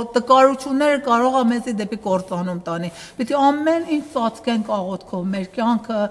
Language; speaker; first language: Armenian; early bilingual, heritage; Armenian